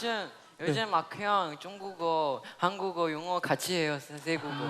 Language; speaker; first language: Korean; non-native, fluent; Chinese